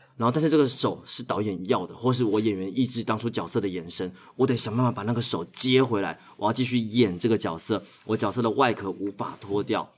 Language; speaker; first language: Chinese; native; Chinese